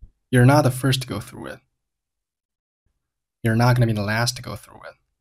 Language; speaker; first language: English; non-native, fluent; Chinese